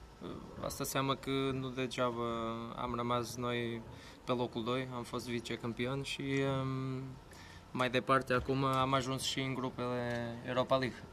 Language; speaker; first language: Romanian; non-native, fluent; Portuguese